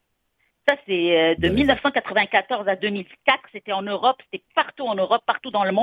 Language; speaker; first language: French; native; French